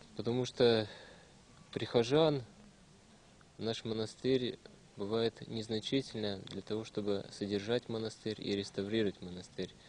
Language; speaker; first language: Russian; non-native, local second language; Ukrainian